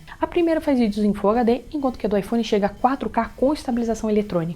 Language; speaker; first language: Portuguese; native; Portuguese